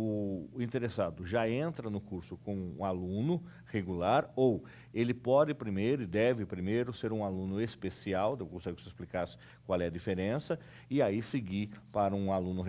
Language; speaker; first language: Portuguese; native; Portuguese